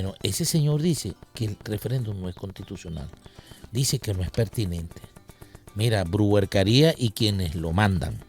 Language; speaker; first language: Spanish; native; Spanish